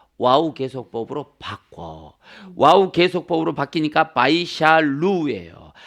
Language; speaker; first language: Korean; native; Korean